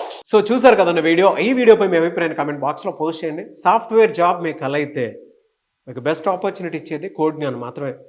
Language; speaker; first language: Telugu; native; Telugu